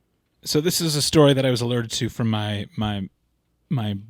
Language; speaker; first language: English; native; English